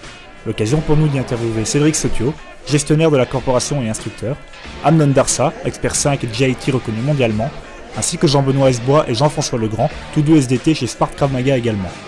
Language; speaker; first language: French; native; French